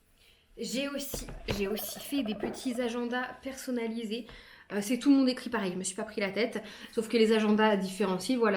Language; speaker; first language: French; native; French